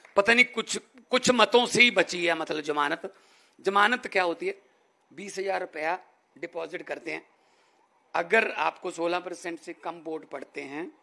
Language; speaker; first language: Hindi; non-native, local second language; Punjabi